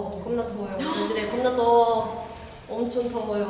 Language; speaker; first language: Korean; non-native, learner; Portuguese